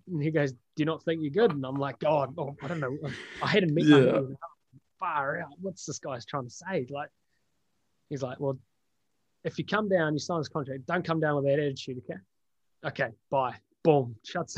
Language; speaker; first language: English; native; English